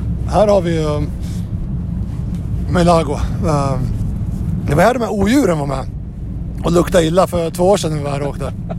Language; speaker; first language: Swedish; native; Swedish